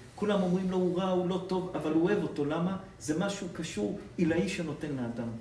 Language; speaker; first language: Hebrew; native; Hebrew